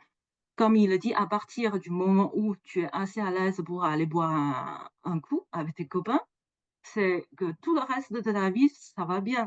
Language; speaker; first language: French; non-native, fluent; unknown